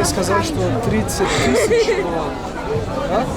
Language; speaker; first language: Russian; non-native, learner; French